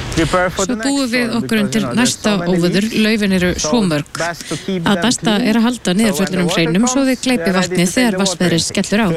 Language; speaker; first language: Icelandic; native; Icelandic